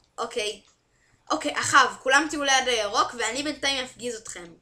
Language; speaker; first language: Hebrew; native; Hebrew